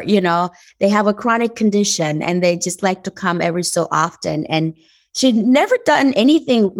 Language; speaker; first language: English; non-native, fluent; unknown